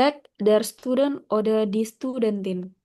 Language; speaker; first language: German; non-native, learner; Indonesian